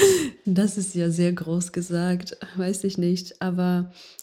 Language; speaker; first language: German; non-native, fluent; Ukrainian